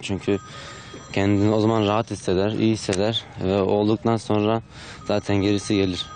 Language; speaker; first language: Turkish; early bilingual, heritage; Turkish